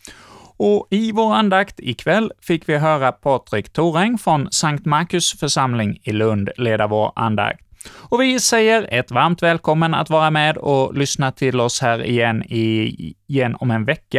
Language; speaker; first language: Swedish; native; Swedish